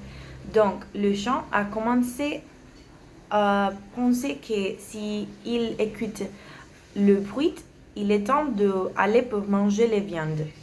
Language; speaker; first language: French; non-native, learner; Spanish